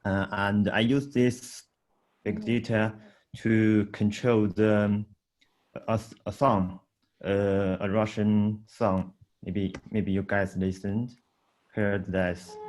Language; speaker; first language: English; non-native, learner; Chinese